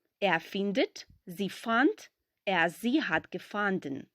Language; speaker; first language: German; non-native, fluent; Ukrainian